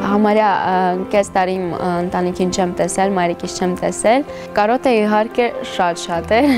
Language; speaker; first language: Armenian; early bilingual, heritage; Armenian